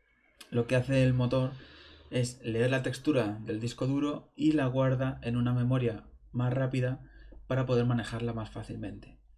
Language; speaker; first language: Spanish; native; Spanish